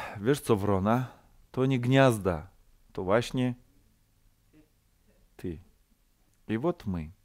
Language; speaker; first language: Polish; non-native, fluent; Ukrainian